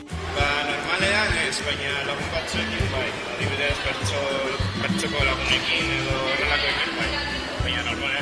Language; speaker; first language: Basque; non-native, local second language; Spanish